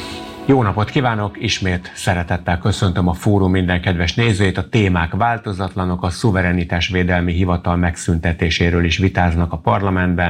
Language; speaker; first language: Hungarian; native; Hungarian